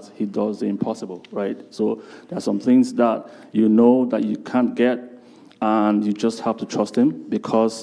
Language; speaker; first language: English; non-native, local second language; Igbo